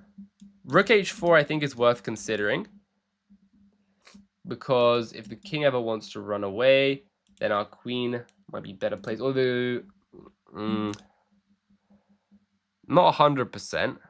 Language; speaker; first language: English; native; English